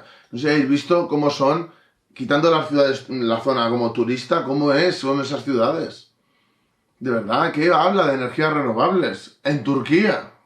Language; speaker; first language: Spanish; native; Spanish